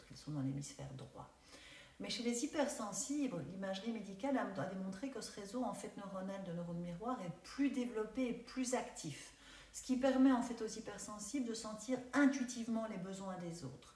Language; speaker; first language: French; native; French